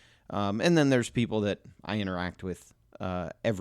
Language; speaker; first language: English; native; English